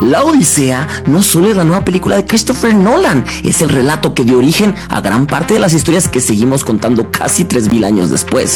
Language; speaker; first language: Spanish; native; Spanish